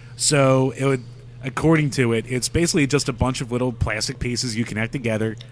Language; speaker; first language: English; native; English